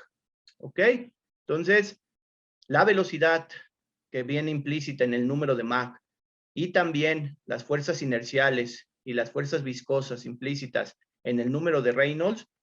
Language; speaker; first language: Spanish; native; Spanish